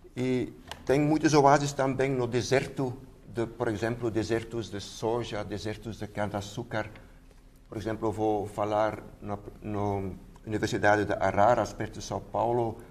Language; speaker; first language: Portuguese; non-native, fluent; Dutch